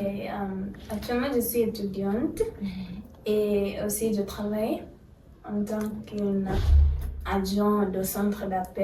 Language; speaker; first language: French; non-native, fluent; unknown